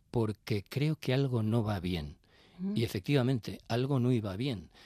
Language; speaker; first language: Spanish; native; Spanish